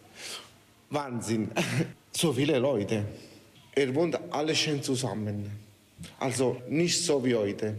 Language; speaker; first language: German; non-native, learner; Italian